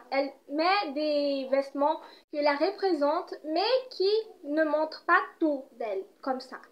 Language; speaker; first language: French; non-native, fluent; Portuguese